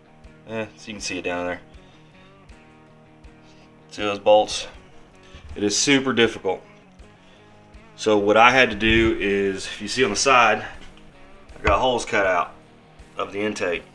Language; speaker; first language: English; native; English